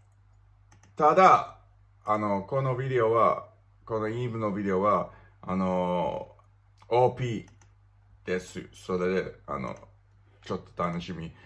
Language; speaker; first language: Japanese; non-native, learner; English